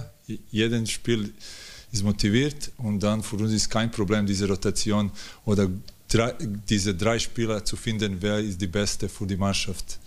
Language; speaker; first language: German; non-native, learner; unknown